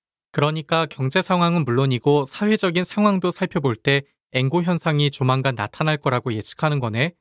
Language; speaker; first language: Korean; native; Korean